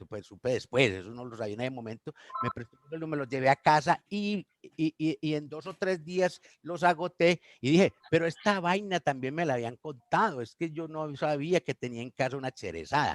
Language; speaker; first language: Spanish; native; Spanish